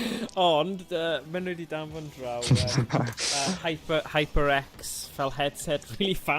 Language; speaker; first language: Welsh; non-native, local second language; English